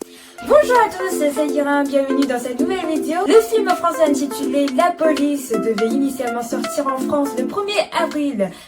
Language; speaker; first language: French; non-native, fluent; Chinese